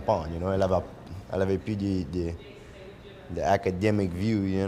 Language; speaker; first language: French; native; French